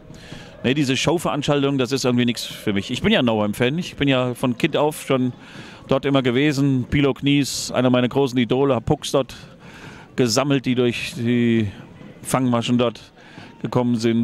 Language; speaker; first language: German; native; German